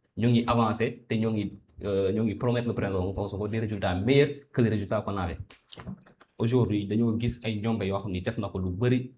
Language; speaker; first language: Wolof; non-native, local second language; Jola-Fonyi